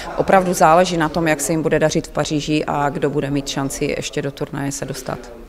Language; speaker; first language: Czech; native; Czech